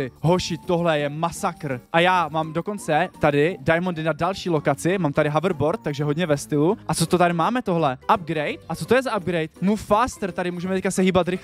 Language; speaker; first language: Czech; native; Czech